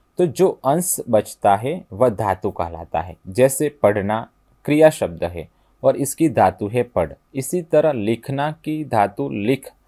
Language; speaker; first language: Hindi; non-native, local second language; Gujarati